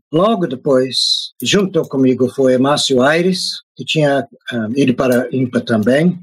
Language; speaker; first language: Portuguese; non-native, fluent; English